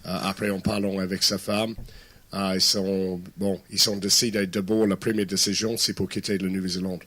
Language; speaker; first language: French; non-native, fluent; English